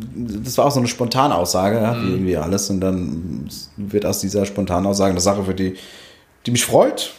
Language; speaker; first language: German; early bilingual, other home language; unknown